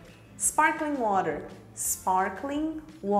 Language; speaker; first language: English; non-native, fluent; Portuguese